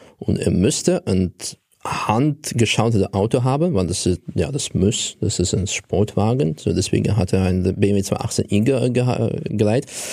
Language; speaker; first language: German; non-native, fluent; Russian